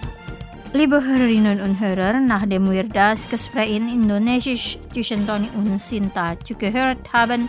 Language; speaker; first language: German; non-native, fluent; Indonesian